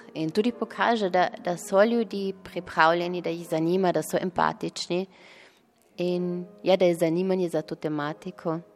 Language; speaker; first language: Slovenian; early bilingual, heritage; Slovenian